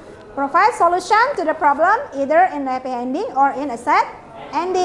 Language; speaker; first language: English; non-native, fluent; Indonesian